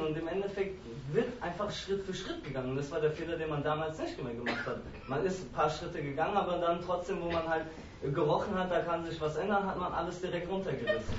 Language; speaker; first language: German; native; German